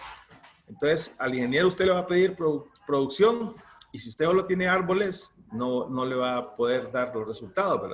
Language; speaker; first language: Spanish; native; Spanish